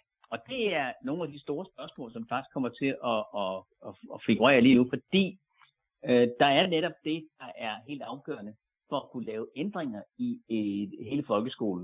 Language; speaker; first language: Danish; native; Danish